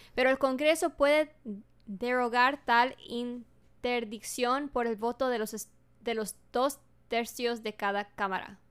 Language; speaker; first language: Spanish; early bilingual, heritage; Spanish